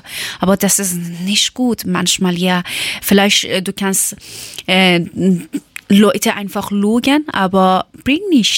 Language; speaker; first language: German; non-native, learner; Persian